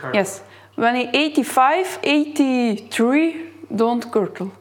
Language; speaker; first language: English; non-native, learner; Dutch